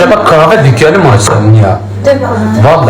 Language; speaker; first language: Turkish; native; Turkish